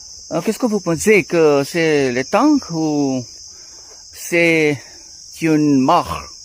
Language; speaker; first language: French; non-native, fluent; Bangla